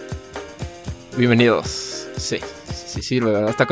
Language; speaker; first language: Spanish; native; Spanish